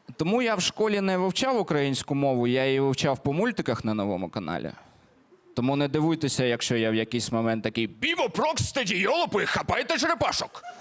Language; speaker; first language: Ukrainian; non-native, local second language; Russian